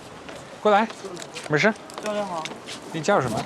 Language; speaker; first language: Chinese; non-native, fluent; Dutch